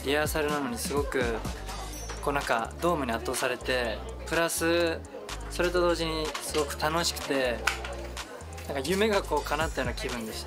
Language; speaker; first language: Japanese; native; Japanese